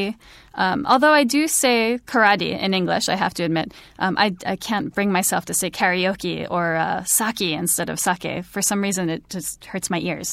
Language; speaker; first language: English; native; English